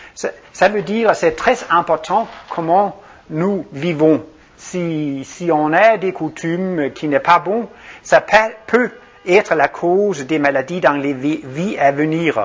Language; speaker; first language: French; non-native, fluent; Danish